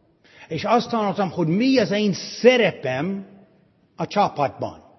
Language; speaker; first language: Hungarian; non-native, fluent; English